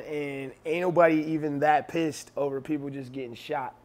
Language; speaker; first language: English; native; English